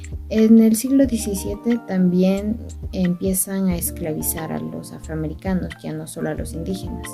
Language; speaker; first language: Spanish; native; Spanish